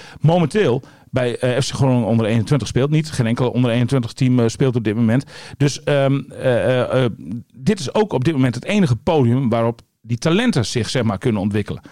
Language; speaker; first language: Dutch; native; Dutch